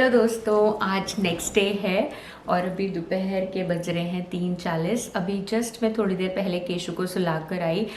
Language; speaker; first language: Hindi; native; Hindi